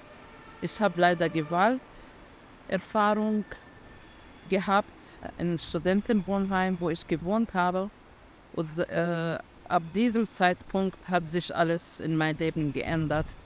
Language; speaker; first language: German; non-native, fluent; Arabic